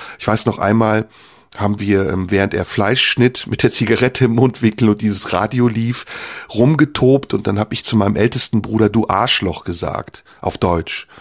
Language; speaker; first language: German; early bilingual, other home language; Turkish